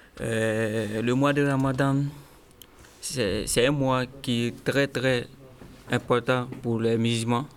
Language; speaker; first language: French; non-native, learner; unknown